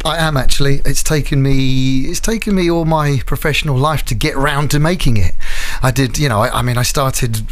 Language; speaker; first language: English; native; English